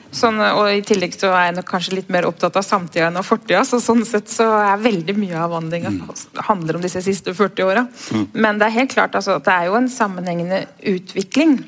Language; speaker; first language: Norwegian; native; Norwegian